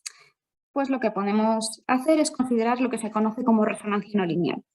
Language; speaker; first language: Spanish; native; Spanish